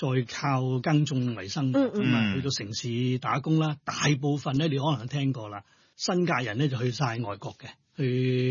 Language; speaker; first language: Cantonese; non-native, local second language; Hakka Chinese